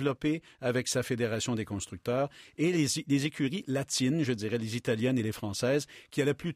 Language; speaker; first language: French; native; French